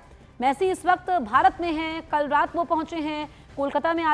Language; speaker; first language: Hindi; native; Hindi